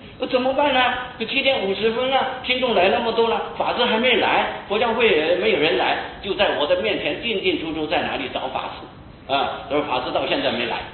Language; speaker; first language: Chinese; non-native, local second language; Hakka Chinese